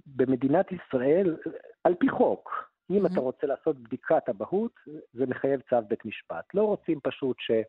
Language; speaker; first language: Hebrew; native; Hebrew